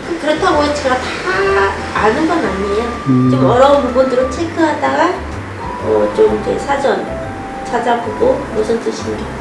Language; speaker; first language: Korean; non-native, fluent; Khmer